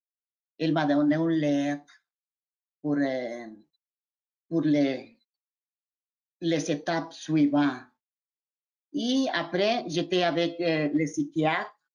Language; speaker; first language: French; non-native, fluent; Spanish